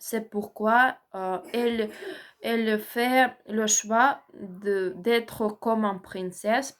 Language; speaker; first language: French; non-native, learner; Ukrainian